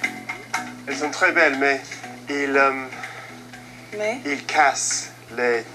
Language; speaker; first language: French; non-native, fluent; English